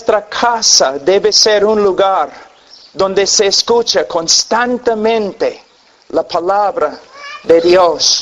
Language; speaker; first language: Spanish; non-native, fluent; English